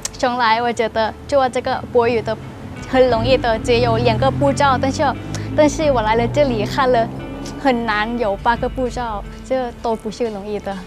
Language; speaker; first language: Chinese; non-native, learner; Thai